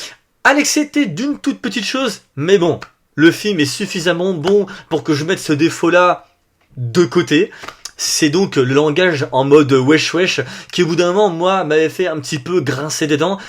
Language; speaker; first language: French; native; French